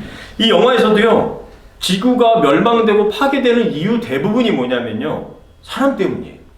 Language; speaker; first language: Korean; native; Korean